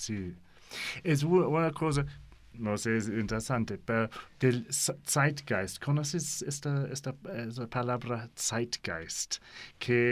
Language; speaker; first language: Spanish; non-native, learner; English